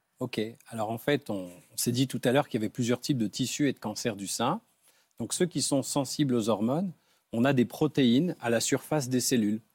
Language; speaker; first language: French; native; French